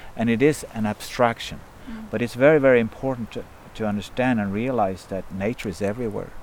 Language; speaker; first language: English; non-native, fluent; Norwegian